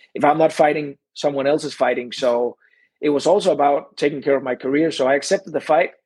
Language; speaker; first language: English; non-native, fluent; Danish